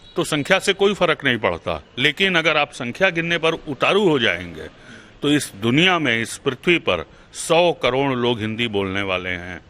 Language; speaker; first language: Hindi; native; Hindi